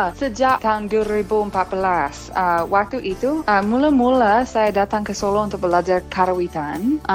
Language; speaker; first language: Indonesian; non-native, fluent; English